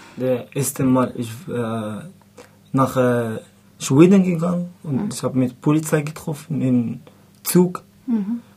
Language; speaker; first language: German; non-native, learner; Arabic